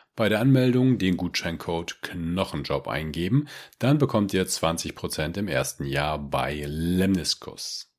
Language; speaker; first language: German; native; German